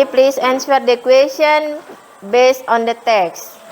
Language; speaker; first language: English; non-native, fluent; Indonesian